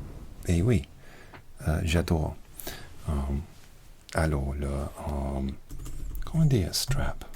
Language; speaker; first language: French; non-native, learner; English